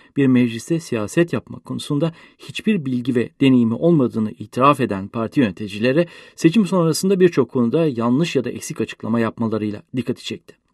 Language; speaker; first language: Turkish; native; Turkish